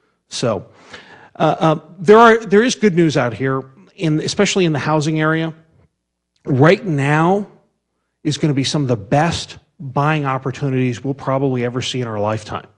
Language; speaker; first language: English; native; English